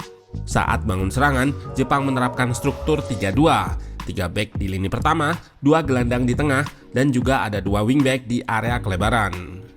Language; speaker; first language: Indonesian; native; Indonesian